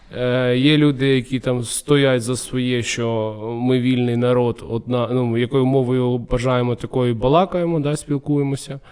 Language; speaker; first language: Ukrainian; non-native, local second language; Russian